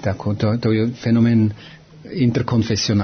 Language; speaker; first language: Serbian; non-native, fluent; German